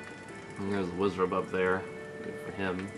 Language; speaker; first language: English; native; English